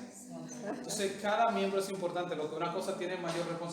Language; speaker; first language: Spanish; native; Spanish